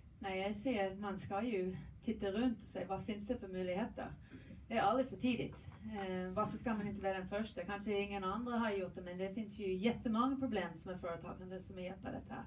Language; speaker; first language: Swedish; non-native, fluent; English